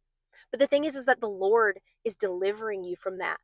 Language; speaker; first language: English; native; English